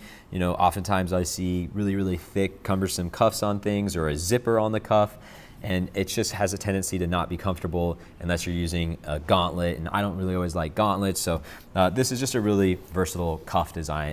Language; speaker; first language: English; native; English